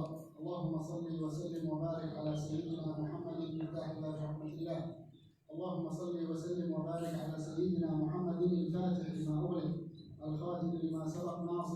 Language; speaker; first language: Arabic; native; Arabic